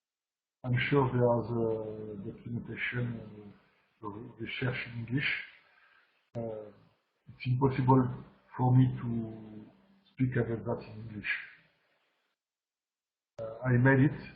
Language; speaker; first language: English; non-native, learner; French